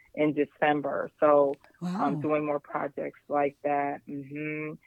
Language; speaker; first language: English; native; English